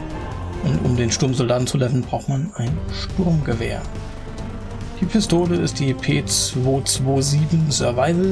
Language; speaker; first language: German; native; German